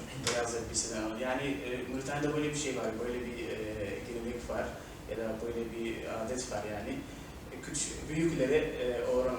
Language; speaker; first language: Turkish; non-native, fluent; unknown